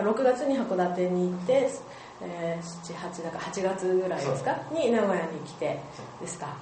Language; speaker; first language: Japanese; native; Japanese